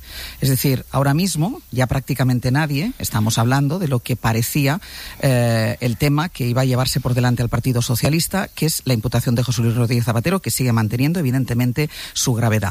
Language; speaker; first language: Spanish; native; Spanish